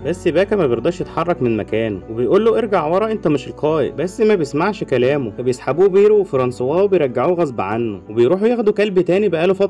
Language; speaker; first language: Arabic; native; Arabic